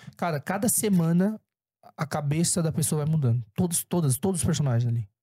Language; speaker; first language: Portuguese; early bilingual, other home language; Korean